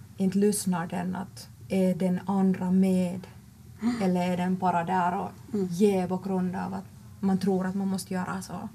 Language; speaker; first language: Swedish; non-native, local second language; Finnish